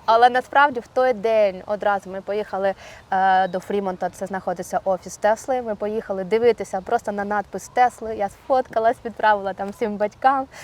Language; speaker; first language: Ukrainian; non-native, local second language; Russian